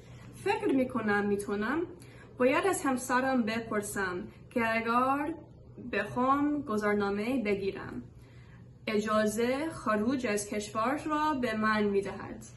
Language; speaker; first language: Persian; non-native, learner; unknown